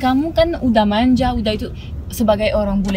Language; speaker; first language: Indonesian; non-native, fluent; French